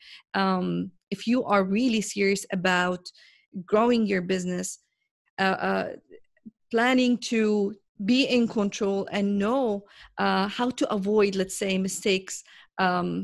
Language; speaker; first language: English; non-native, fluent; Arabic